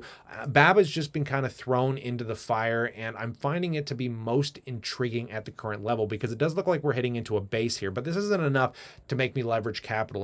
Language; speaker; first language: English; native; English